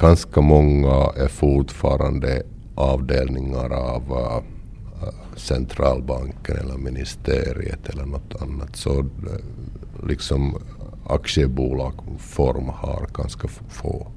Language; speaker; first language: Swedish; non-native, local second language; Finnish